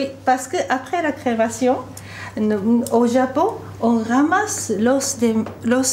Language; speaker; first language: French; non-native, fluent; Japanese